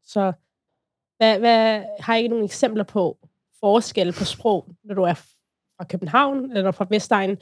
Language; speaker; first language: Danish; native; Danish